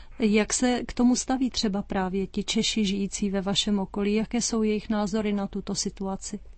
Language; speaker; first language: Czech; native; Czech